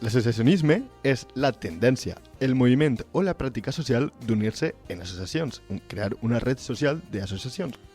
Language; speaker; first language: Catalan; native; Catalan